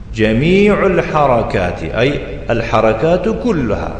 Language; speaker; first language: Arabic; non-native, fluent; Persian